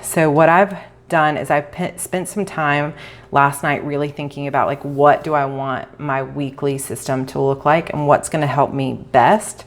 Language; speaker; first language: English; native; English